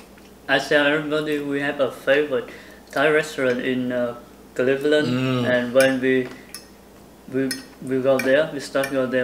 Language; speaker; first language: English; non-native, learner; Vietnamese